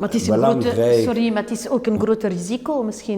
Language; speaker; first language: Dutch; non-native, local second language; French